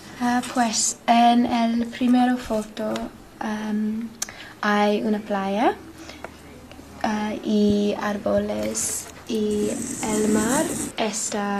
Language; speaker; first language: Spanish; non-native, learner; English